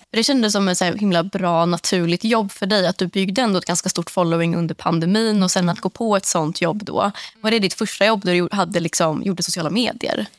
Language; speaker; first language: Swedish; native; Swedish